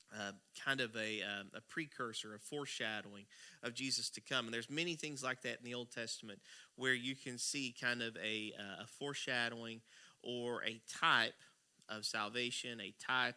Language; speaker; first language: English; native; English